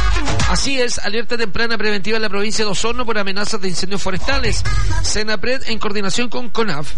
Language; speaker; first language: Spanish; native; Spanish